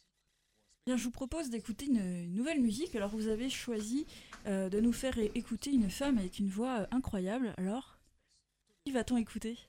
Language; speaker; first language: French; native; French